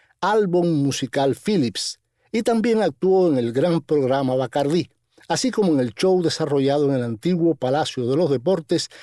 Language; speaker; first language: Spanish; native; Spanish